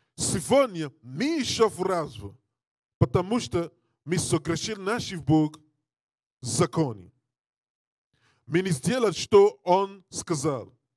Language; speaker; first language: Russian; non-native, learner; English